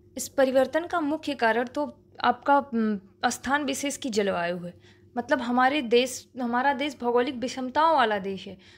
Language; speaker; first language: Hindi; native; Hindi